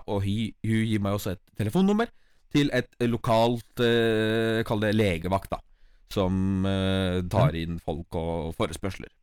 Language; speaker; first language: Norwegian; early bilingual, other home language; Polish